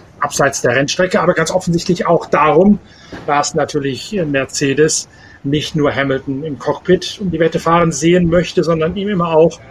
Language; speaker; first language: German; native; German